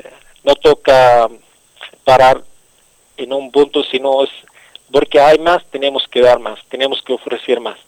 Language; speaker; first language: Spanish; non-native, local second language; Arabic